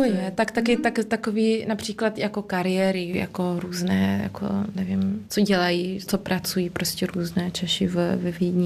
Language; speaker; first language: Czech; early bilingual, heritage; Czech